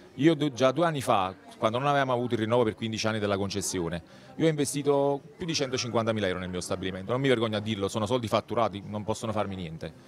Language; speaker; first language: Italian; native; Italian